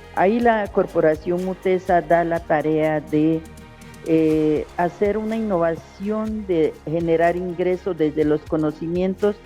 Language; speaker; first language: Spanish; native; Spanish